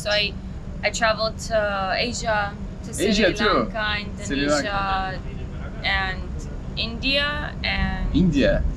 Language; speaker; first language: English; early bilingual, heritage; English